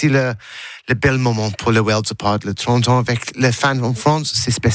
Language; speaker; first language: French; non-native, learner; English